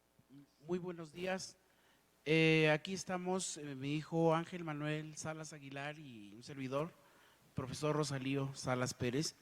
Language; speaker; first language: Spanish; native; Spanish